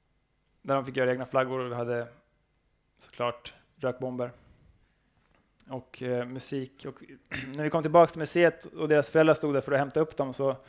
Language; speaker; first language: Swedish; native; Swedish